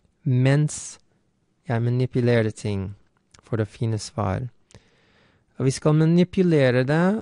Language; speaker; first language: Norwegian; non-native, fluent; English